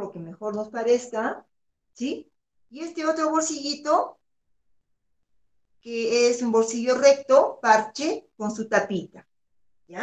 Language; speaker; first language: Spanish; native; Spanish